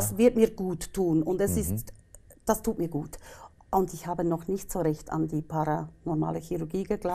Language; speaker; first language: German; native; German